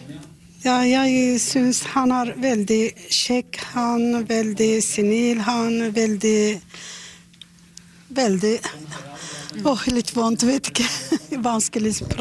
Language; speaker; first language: Norwegian; non-native, learner; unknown